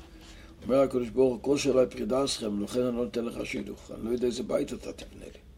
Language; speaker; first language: Hebrew; non-native, local second language; Yiddish